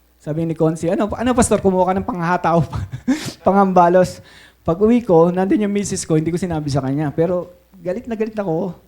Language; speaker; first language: Filipino; native; Filipino